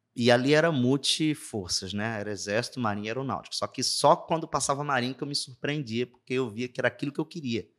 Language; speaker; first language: Portuguese; native; Portuguese